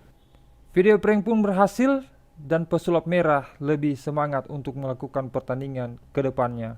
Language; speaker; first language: Indonesian; native; Indonesian